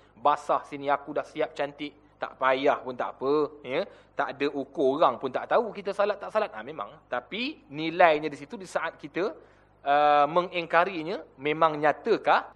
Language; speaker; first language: Malay; native; Malay